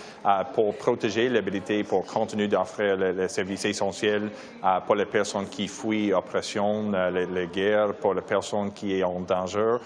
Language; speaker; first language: French; non-native, learner; English